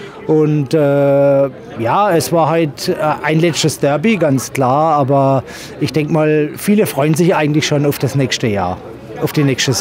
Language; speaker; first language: German; native; German